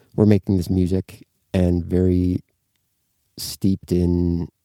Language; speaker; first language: English; native; English